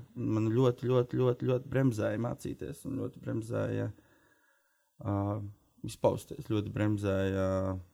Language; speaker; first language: Latvian; native; Latvian